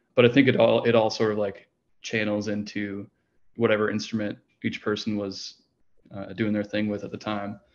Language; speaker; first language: English; native; English